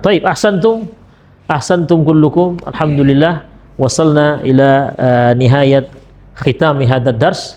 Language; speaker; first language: Arabic; non-native, fluent; Indonesian